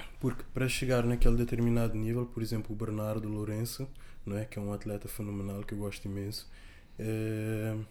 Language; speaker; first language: Portuguese; non-native, local second language; Kabuverdianu